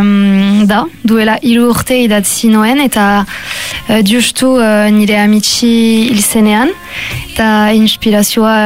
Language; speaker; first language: Basque; non-native, local second language; French